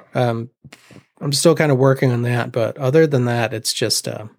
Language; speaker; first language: English; native; English